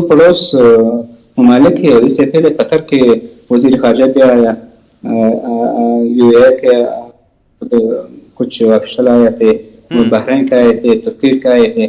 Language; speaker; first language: Urdu; non-native, fluent; Pashto